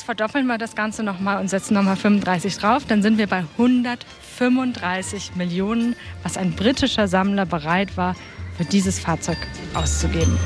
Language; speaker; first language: German; native; German